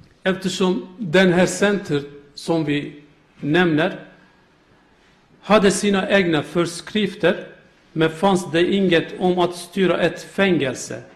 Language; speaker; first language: Swedish; non-native, learner; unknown